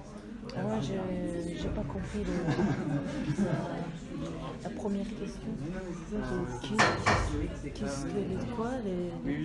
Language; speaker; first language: French; non-native, learner; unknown